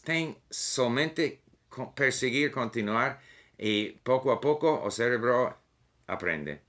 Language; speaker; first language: Portuguese; non-native, learner; English